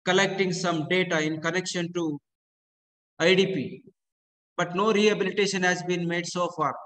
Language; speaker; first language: English; non-native, local second language; Kannada